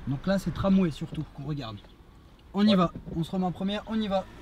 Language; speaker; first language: French; native; French